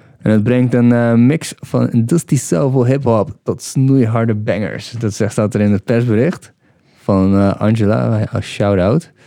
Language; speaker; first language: Dutch; early bilingual, other home language; Bulgarian